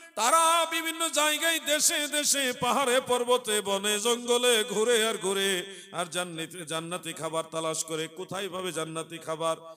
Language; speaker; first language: Bangla; native; Bangla